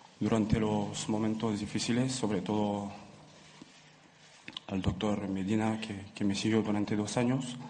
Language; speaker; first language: Spanish; non-native, fluent; French